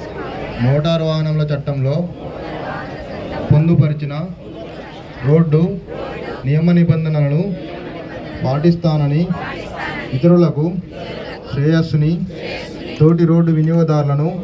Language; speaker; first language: Telugu; native; Telugu